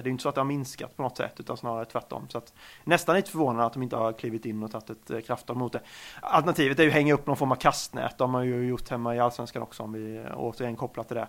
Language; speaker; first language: Swedish; native; Swedish